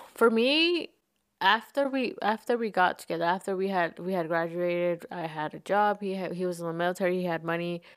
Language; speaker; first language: English; early bilingual, other home language; Spanish